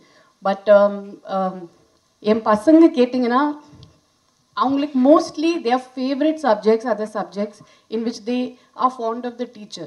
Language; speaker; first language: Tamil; non-native, fluent; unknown